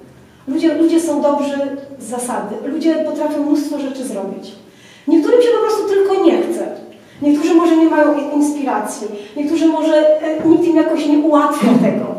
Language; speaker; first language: Polish; native; Polish